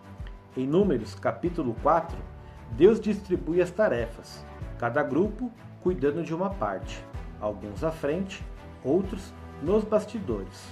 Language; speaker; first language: Portuguese; native; Portuguese